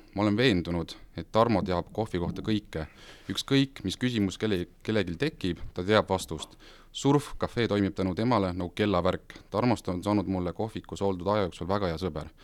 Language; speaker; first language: Estonian; native; Estonian